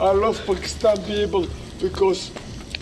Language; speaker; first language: English; non-native, learner; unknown